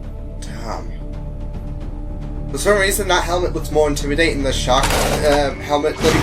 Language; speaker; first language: English; native; English